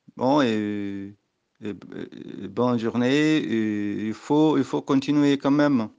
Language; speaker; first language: French; non-native, learner; Portuguese